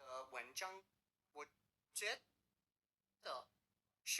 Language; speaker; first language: Chinese; non-native, learner; English